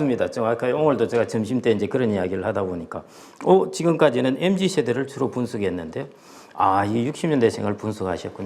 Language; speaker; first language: Korean; native; Korean